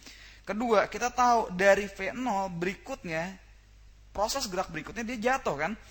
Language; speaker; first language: Indonesian; native; Indonesian